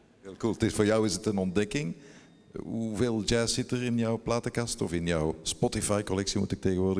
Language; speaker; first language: Dutch; native; Dutch